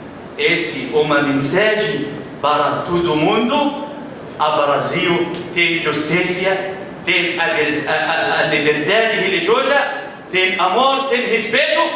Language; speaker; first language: Portuguese; non-native, learner; Arabic